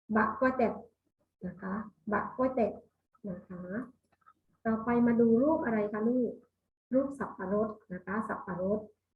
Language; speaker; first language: Thai; native; Thai